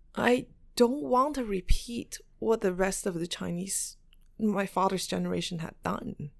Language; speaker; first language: English; non-native, fluent; Chinese